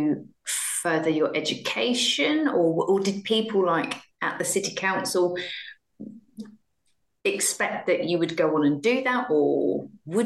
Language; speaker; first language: English; native; English